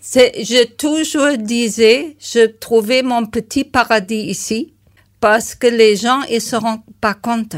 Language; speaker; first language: French; non-native, learner; German